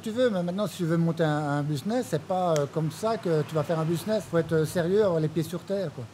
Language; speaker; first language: French; native; French